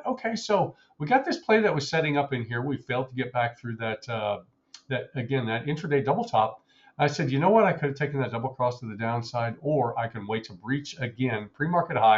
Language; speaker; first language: English; native; English